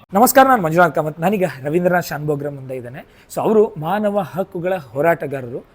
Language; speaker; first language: Kannada; native; Kannada